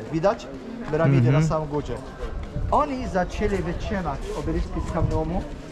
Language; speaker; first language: Polish; non-native, learner; Arabic